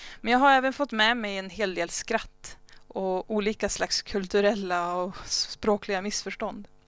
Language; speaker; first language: Swedish; early bilingual, other home language; Spanish